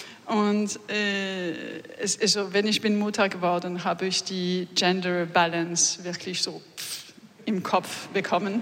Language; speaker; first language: German; non-native, learner; French